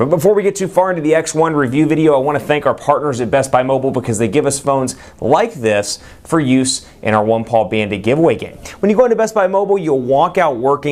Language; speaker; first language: English; native; English